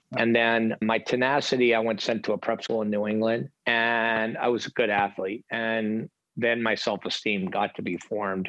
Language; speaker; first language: English; native; English